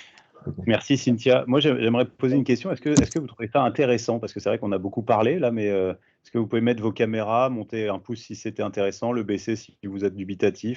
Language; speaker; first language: French; native; French